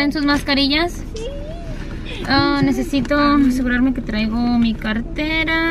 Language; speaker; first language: Spanish; native; Spanish